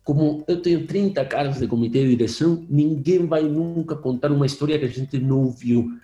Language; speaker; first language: Portuguese; non-native, fluent; Spanish